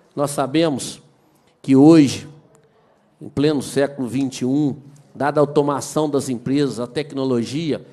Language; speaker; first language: Portuguese; native; Portuguese